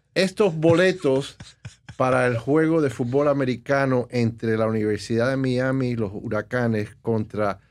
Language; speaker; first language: Spanish; native; Spanish